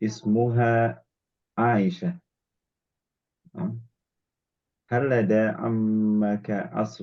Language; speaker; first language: Arabic; non-native, learner; Indonesian